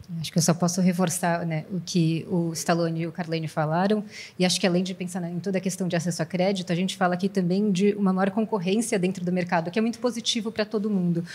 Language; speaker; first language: Portuguese; native; Portuguese